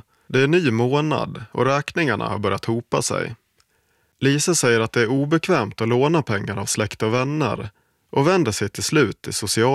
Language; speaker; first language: Swedish; native; Swedish